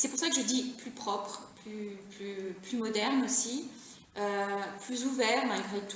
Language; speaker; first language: French; early bilingual, other home language; Italian